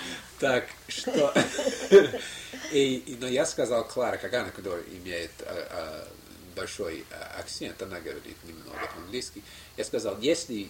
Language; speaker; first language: Russian; non-native, fluent; English